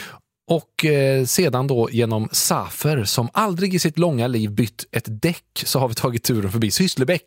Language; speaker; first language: Swedish; native; Swedish